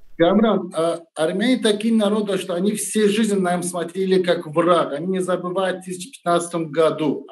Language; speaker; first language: Russian; non-native, learner; Turkish